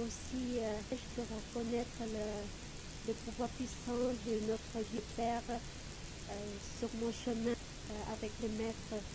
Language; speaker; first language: French; non-native, fluent; Vietnamese